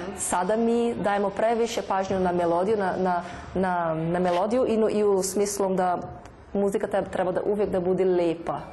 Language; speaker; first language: Serbian; non-native, learner; Portuguese